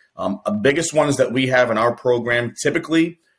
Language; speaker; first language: English; native; English